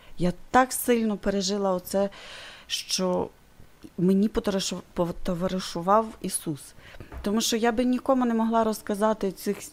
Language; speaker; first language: Ukrainian; native; Ukrainian